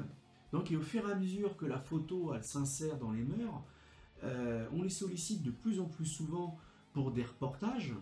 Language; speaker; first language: French; native; French